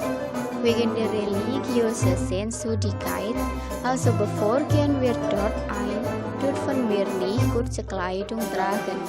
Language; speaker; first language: German; non-native, learner; Indonesian